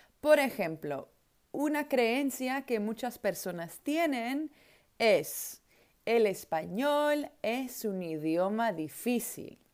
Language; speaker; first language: Spanish; non-native, fluent; Dutch